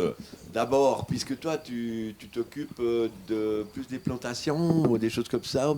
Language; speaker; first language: French; native; French